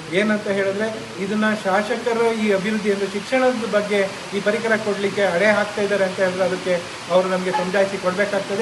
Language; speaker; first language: Kannada; native; Kannada